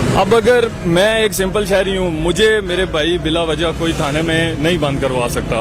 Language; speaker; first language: Urdu; non-native, local second language; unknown